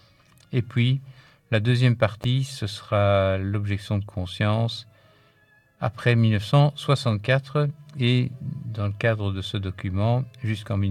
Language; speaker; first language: French; native; French